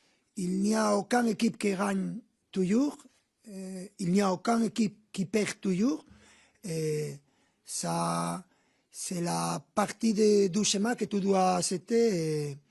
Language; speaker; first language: French; non-native, fluent; Spanish